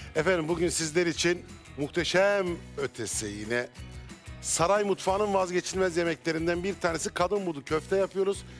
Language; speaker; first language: Turkish; native; Turkish